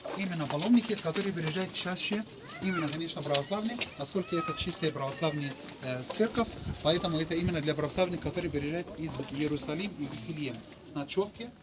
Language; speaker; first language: Russian; non-native, learner; Arabic